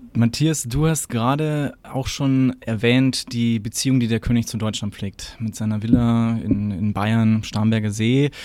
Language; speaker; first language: German; native; German